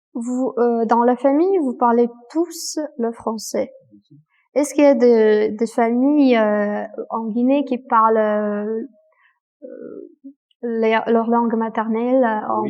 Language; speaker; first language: French; non-native, fluent; Russian